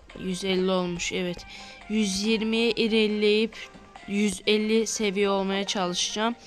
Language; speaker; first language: Turkish; native; Turkish